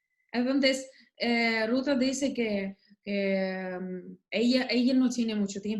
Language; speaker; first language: Spanish; non-native, learner; Russian